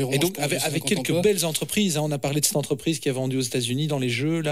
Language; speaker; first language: French; native; French